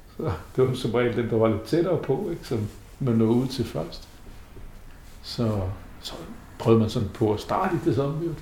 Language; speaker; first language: Danish; native; Danish